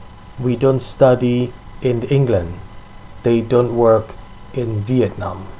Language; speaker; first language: English; non-native, fluent; Indonesian